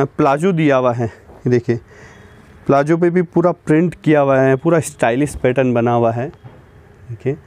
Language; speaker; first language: Hindi; native; Hindi